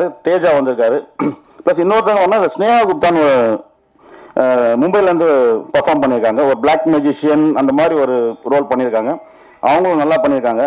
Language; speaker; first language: Tamil; native; Tamil